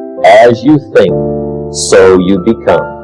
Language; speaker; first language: English; native; English